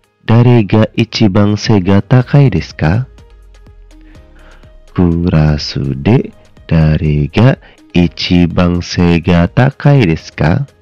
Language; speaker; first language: Japanese; non-native, fluent; Indonesian